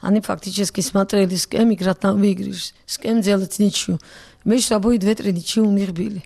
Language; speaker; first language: Russian; non-native, local second language; Georgian